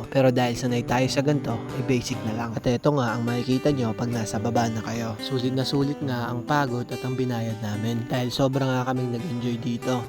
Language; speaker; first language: Filipino; non-native, local second language; Bikol